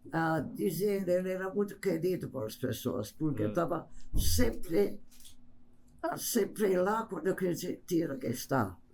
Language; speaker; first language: Portuguese; non-native, fluent; English